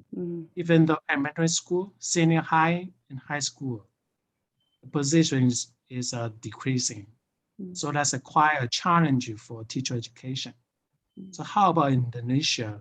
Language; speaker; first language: English; non-native, fluent; Chinese